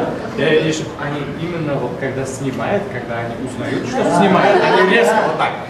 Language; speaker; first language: Russian; non-native, local second language; Uzbek